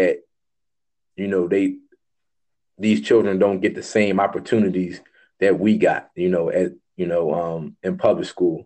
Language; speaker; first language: English; native; English